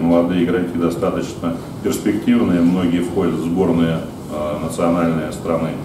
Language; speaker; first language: Russian; native; Russian